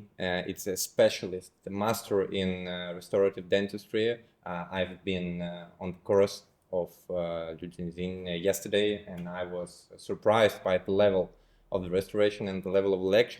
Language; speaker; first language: English; non-native, fluent; Russian